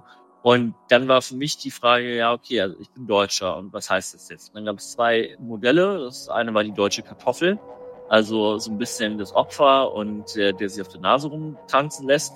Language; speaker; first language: German; native; German